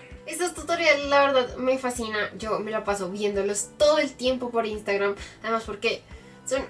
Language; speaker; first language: Spanish; native; Spanish